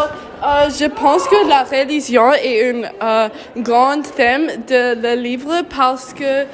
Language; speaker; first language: French; non-native, learner; English